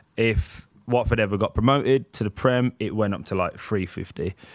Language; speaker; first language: English; native; English